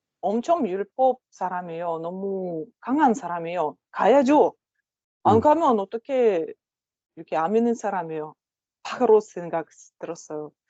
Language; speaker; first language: Korean; non-native, learner; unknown